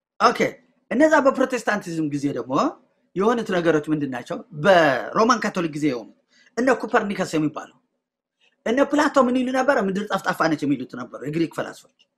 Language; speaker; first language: Amharic; non-native, local second language; Tigrinya